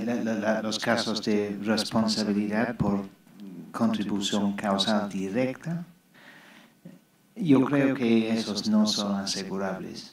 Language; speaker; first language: Spanish; non-native, fluent; English